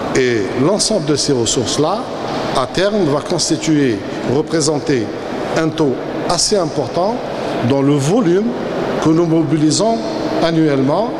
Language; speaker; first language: French; non-native, local second language; Arabic